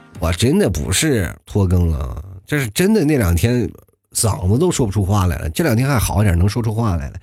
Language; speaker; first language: Chinese; native; Chinese